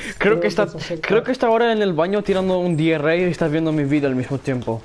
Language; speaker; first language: Spanish; non-native, learner; English